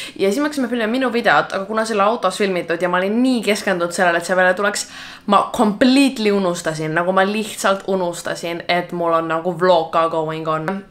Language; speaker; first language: Estonian; native; Estonian